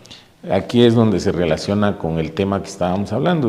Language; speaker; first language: Spanish; native; Spanish